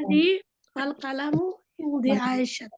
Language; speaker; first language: Arabic; non-native, learner; Bangla